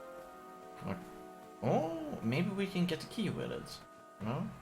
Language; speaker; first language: English; non-native, fluent; Chinese